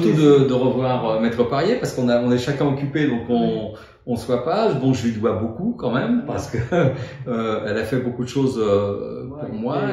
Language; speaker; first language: French; native; French